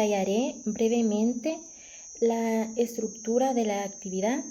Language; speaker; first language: Spanish; native; Spanish